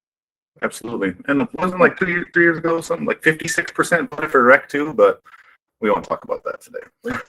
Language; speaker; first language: English; native; English